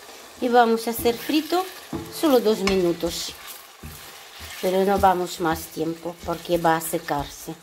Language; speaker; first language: Spanish; non-native, learner; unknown